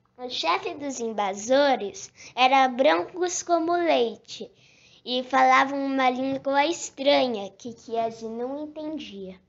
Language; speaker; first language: Portuguese; native; Portuguese